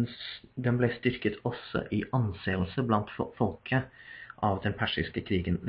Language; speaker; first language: Norwegian; non-native, fluent; English